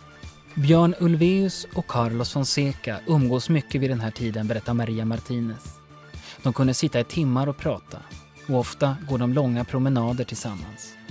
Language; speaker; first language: Swedish; native; Swedish